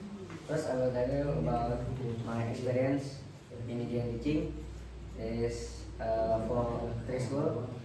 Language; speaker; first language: English; non-native, learner; Indonesian